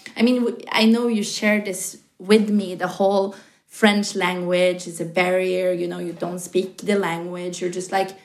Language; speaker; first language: English; non-native, fluent; Norwegian